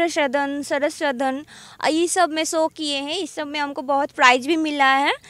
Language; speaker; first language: Hindi; non-native, local second language; Bangla